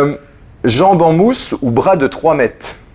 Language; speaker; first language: French; native; French